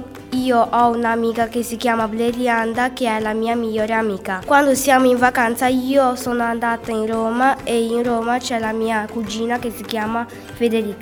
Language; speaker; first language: Italian; early bilingual, other home language; Chinese